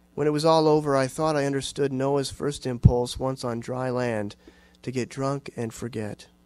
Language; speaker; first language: English; native; English